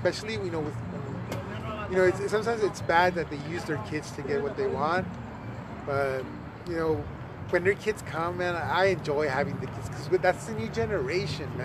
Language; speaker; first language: English; early bilingual, other home language; Spanish